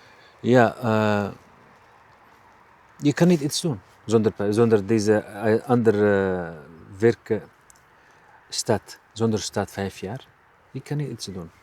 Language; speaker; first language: Dutch; non-native, learner; Arabic